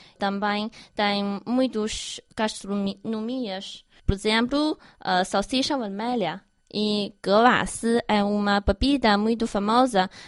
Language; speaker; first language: Portuguese; non-native, learner; Chinese